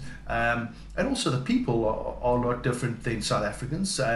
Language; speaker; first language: English; native; English